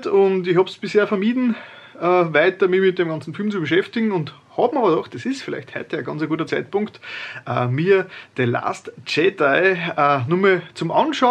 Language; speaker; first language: German; native; German